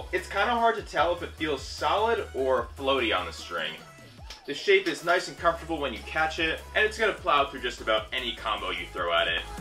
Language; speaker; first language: English; native; English